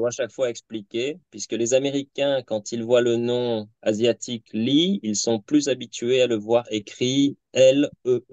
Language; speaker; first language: French; native; French